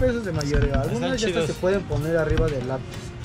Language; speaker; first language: Spanish; native; Spanish